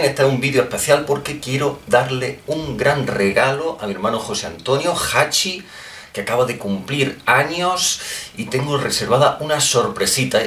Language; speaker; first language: Spanish; native; Spanish